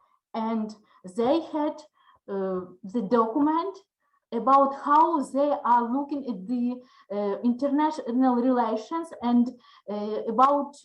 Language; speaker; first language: English; non-native, learner; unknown